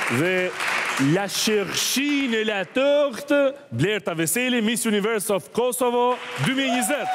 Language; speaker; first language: Albanian; native; Albanian